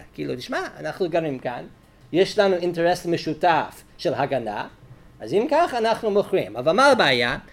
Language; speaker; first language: Hebrew; non-native, fluent; English